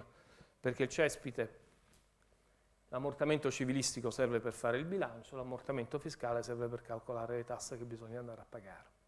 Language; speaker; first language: Italian; native; Italian